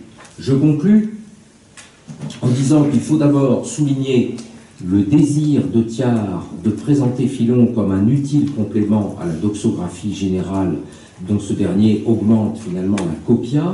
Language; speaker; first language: French; native; French